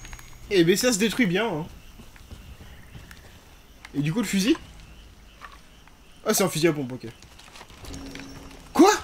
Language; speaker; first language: French; native; French